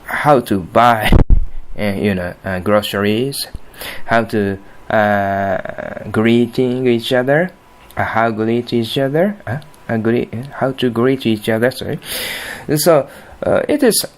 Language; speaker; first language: English; non-native, learner; Japanese